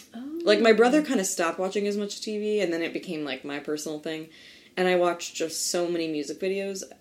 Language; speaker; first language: English; native; English